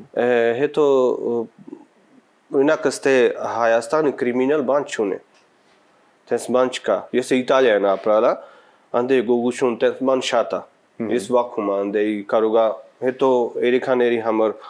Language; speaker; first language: Armenian; non-native, learner; Punjabi